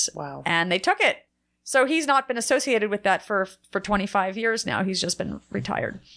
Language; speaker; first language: English; native; English